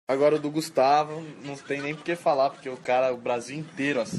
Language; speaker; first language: Portuguese; native; Portuguese